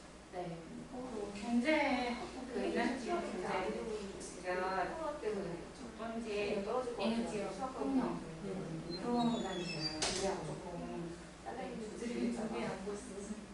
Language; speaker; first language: Korean; non-native, learner; Mongolian